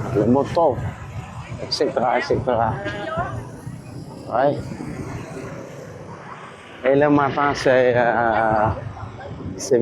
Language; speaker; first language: French; non-native, fluent; Vietnamese